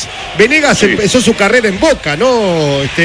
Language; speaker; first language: Spanish; native; Spanish